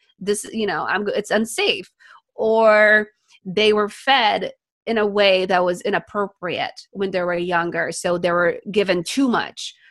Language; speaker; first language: English; non-native, fluent; Polish